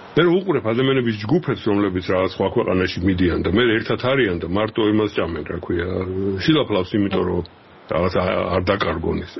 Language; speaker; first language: Georgian; native; Georgian